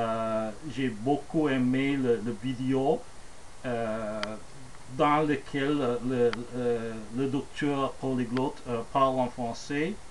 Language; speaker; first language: French; non-native, fluent; English